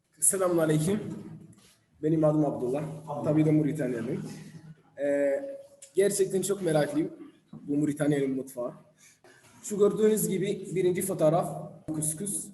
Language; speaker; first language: Turkish; non-native, learner; Arabic